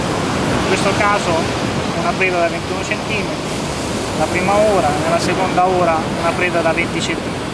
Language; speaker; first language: Italian; native; Italian